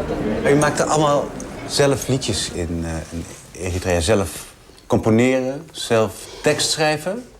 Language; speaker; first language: Dutch; native; Dutch